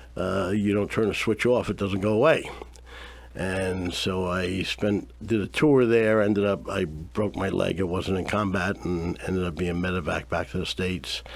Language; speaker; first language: English; native; English